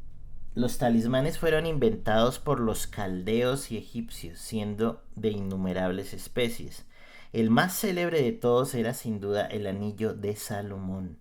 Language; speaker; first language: Spanish; native; Spanish